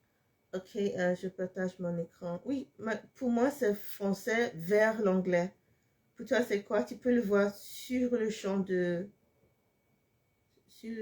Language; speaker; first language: French; non-native, fluent; English